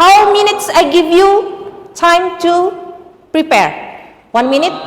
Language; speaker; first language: English; non-native, fluent; Indonesian